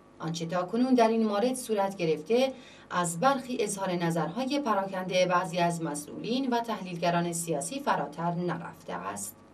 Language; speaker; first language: Persian; non-native, local second language; Central Kurdish